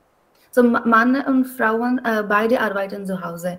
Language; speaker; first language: German; non-native, learner; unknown